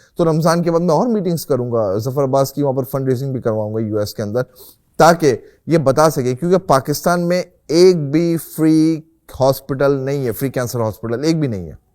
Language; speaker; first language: Urdu; native; Urdu